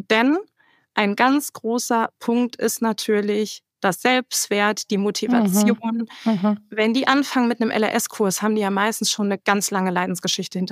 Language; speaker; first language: German; native; German